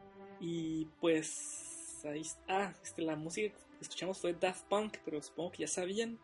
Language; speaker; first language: Spanish; native; Spanish